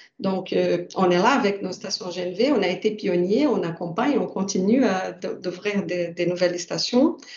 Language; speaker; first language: French; non-native, fluent; Portuguese